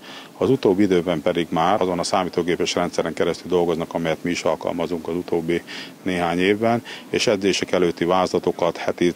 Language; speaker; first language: Hungarian; native; Hungarian